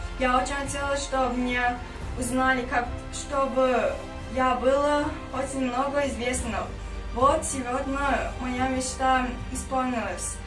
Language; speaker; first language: Russian; non-native, learner; Turkmen